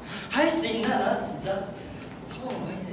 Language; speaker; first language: Korean; non-native, fluent; Japanese